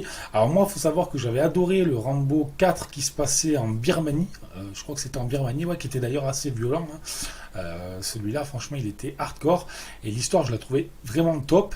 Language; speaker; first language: French; native; French